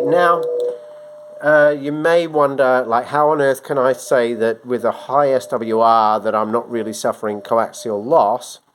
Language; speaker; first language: English; native; English